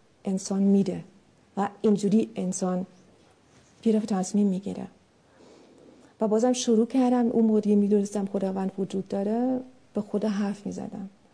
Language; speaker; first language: Persian; non-native, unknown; German